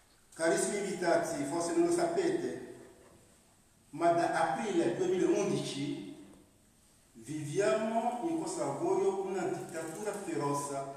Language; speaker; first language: Italian; non-native, fluent; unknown